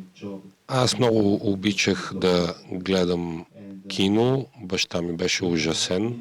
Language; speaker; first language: Bulgarian; native; Bulgarian